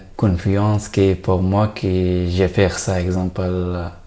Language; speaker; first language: French; non-native, learner; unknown